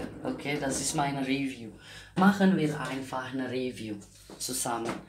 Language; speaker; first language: German; non-native, learner; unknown